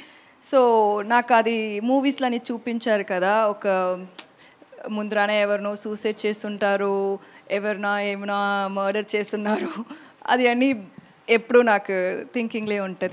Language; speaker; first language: Telugu; non-native, learner; Tamil